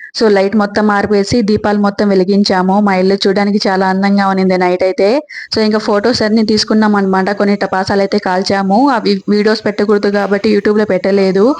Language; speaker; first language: Telugu; native; Telugu